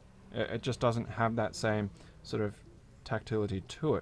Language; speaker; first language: English; native; English